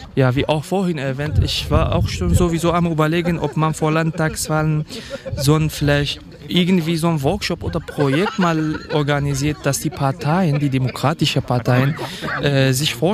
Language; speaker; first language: German; non-native, fluent; Kurdish